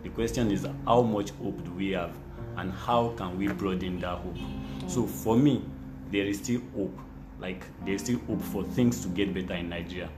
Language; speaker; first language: English; non-native, local second language; Yoruba